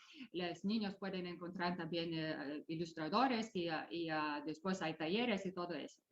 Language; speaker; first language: Spanish; non-native, fluent; Lithuanian